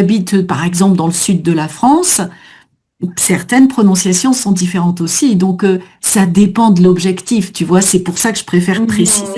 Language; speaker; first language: French; native; French